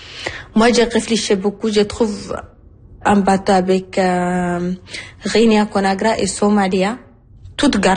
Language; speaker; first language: French; non-native, learner; Arabic